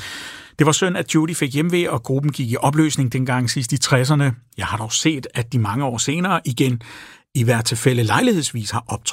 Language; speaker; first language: Danish; native; Danish